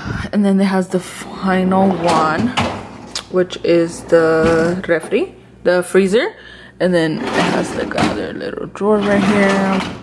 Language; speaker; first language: English; early bilingual, other home language; Spanish